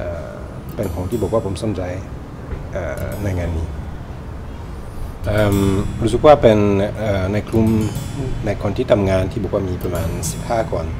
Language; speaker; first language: Thai; non-native, learner; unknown